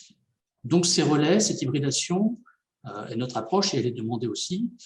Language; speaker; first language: French; native; French